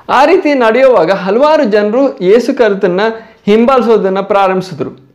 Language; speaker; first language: Kannada; non-native, local second language; Malayalam